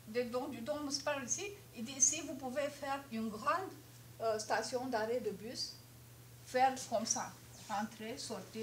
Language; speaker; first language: French; non-native, fluent; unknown